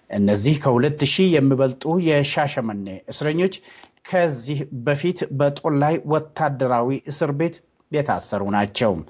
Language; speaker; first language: Amharic; non-native, local second language; Oromo